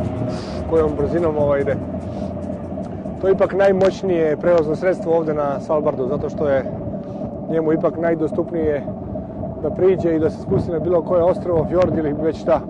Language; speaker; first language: Serbian; native; Serbian